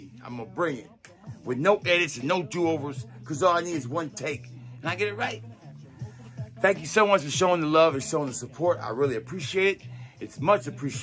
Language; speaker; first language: English; native; English